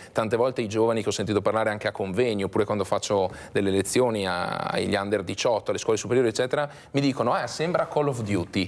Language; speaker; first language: Italian; native; Italian